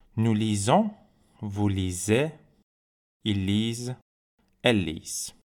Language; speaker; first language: French; non-native, fluent; Persian